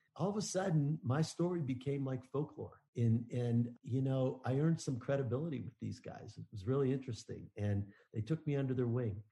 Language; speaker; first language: English; native; English